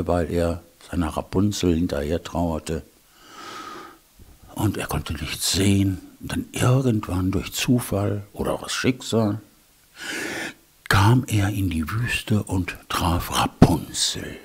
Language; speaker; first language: German; native; German